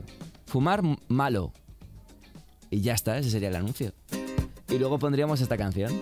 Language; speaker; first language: Spanish; native; Spanish